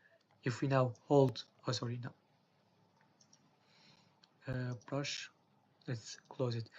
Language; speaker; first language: English; non-native, fluent; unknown